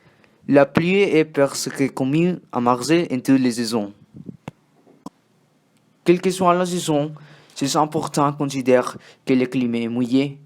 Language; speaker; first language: French; non-native, learner; Spanish